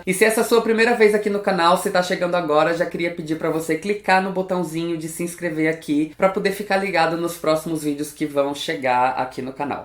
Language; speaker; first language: Portuguese; native; Portuguese